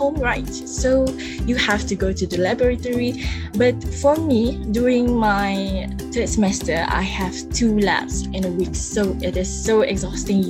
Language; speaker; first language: English; non-native, local second language; Malay